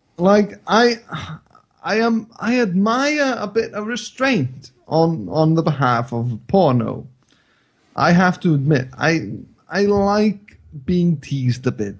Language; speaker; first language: English; non-native, fluent; Icelandic